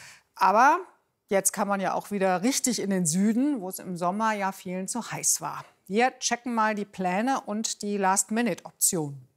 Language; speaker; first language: German; native; German